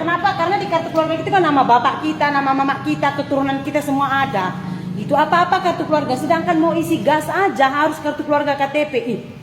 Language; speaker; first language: Indonesian; native; Indonesian